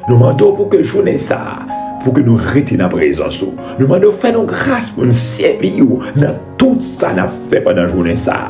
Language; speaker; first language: French; non-native, local second language; Haitian Creole